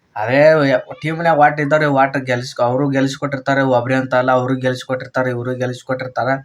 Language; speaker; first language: Kannada; native; Kannada